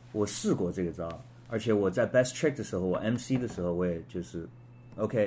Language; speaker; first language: Chinese; early bilingual, heritage; Chinese